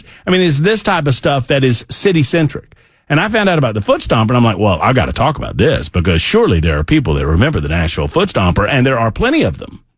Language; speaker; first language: English; native; English